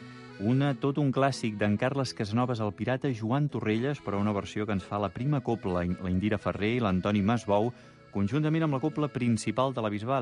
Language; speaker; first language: Catalan; native; Catalan